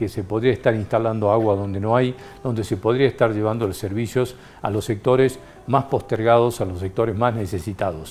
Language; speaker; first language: Spanish; native; Spanish